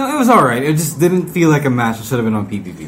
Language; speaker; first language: English; non-native, local second language; Filipino